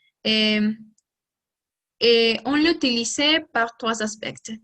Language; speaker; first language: French; non-native, learner; Spanish